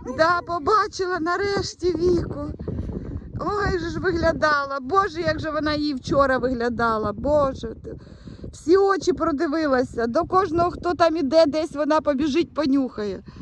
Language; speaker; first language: Ukrainian; native; Ukrainian